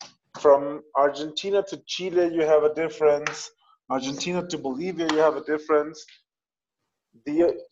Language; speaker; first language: English; non-native, fluent; Spanish